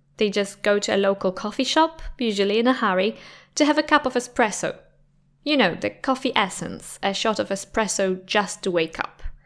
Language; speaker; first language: English; non-native, fluent; Polish